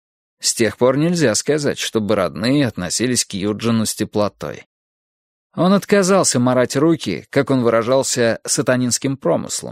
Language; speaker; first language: Russian; native; Russian